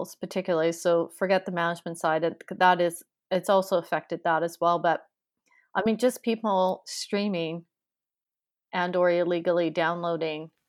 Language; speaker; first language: English; native; English